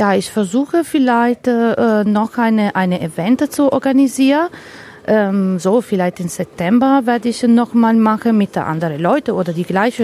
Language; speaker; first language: German; non-native, learner; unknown